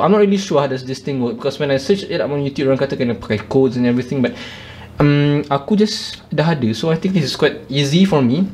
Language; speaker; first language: English; non-native, local second language; Malay